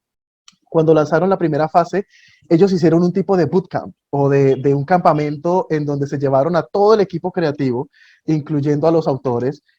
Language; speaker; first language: Spanish; native; Spanish